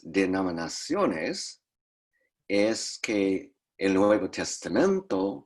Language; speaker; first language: Spanish; non-native, fluent; English